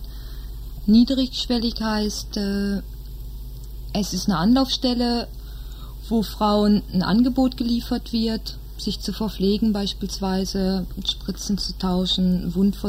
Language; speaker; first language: German; native; German